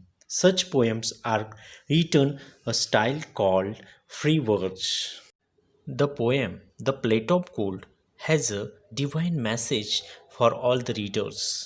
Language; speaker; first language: English; non-native, local second language; Marathi